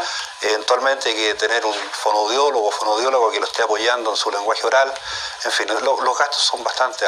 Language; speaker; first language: Spanish; native; Spanish